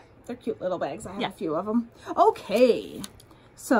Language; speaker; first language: English; native; English